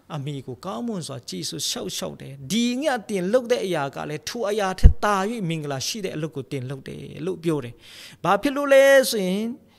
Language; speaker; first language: Burmese; non-native, local second language; Tedim Chin